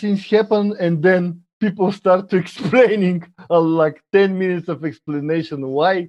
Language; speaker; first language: English; non-native, fluent; Bulgarian